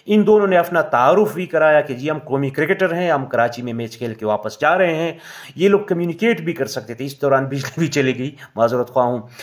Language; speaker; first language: Urdu; non-native, local second language; Pashto